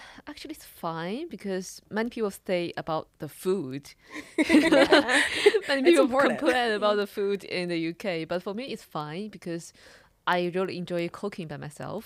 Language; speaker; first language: English; non-native, fluent; Chinese